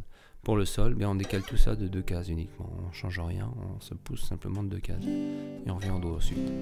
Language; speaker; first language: French; native; French